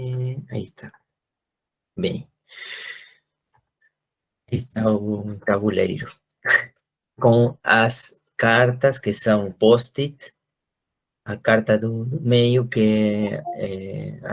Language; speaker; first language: Portuguese; non-native, fluent; Spanish